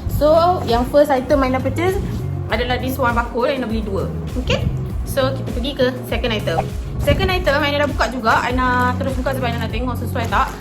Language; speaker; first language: Malay; native; Malay